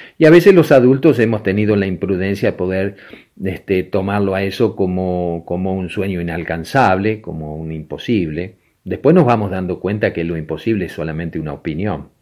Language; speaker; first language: Spanish; native; Spanish